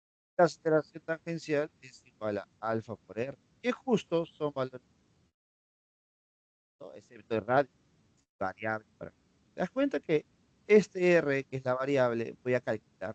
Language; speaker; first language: Spanish; native; Spanish